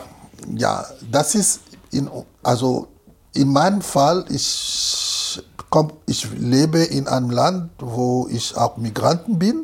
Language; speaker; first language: German; non-native, fluent; Lingala